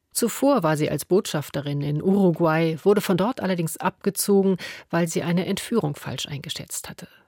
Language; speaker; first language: German; native; German